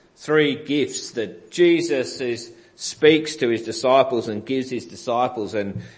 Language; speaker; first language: English; native; English